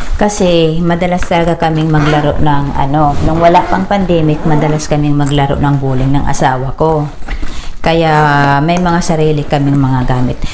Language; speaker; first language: Filipino; native; Filipino